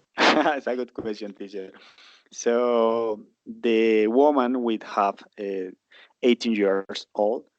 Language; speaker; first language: English; non-native, learner; Spanish